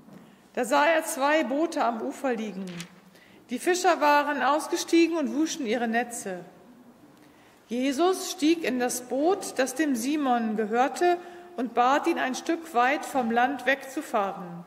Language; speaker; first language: German; native; German